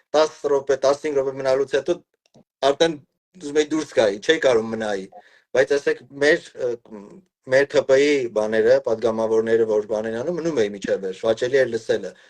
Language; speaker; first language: Armenian; early bilingual, heritage; Armenian